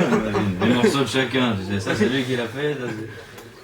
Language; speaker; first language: French; native; French